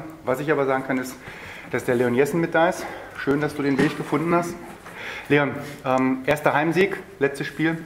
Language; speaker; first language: German; native; German